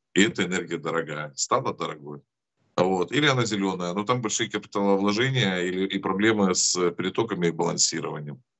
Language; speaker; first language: Russian; native; Russian